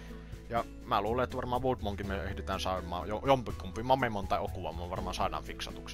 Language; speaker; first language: Finnish; native; Finnish